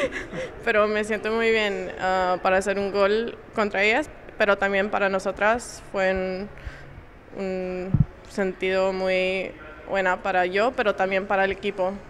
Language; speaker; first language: Spanish; early bilingual, heritage; English